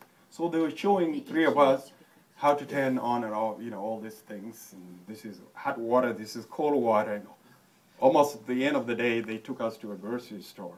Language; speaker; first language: English; non-native, fluent; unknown